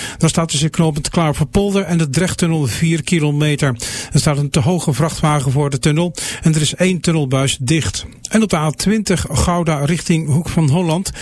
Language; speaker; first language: Dutch; native; Dutch